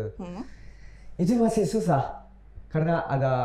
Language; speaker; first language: Indonesian; non-native, learner; Japanese